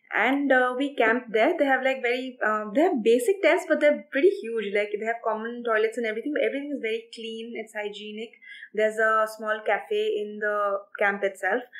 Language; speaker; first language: English; non-native, local second language; Assamese